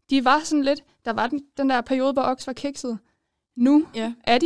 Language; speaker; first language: Danish; native; Danish